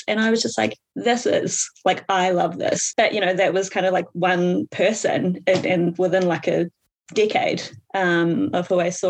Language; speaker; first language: English; native; English